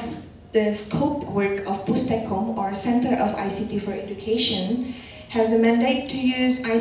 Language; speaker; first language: English; non-native, fluent; Indonesian